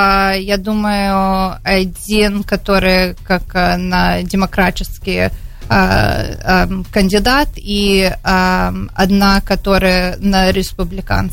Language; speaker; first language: Russian; early bilingual, heritage; Russian